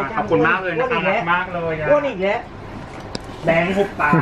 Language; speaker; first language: Thai; native; Thai